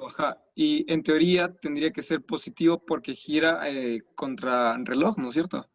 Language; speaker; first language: Spanish; native; Spanish